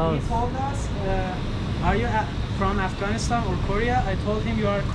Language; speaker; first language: English; non-native, fluent; Persian